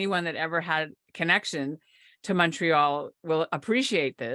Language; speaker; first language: English; native; English